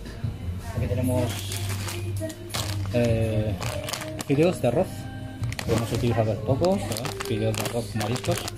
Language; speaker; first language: Spanish; non-native, fluent; Chinese